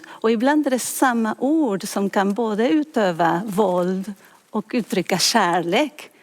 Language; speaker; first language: Swedish; non-native, fluent; Spanish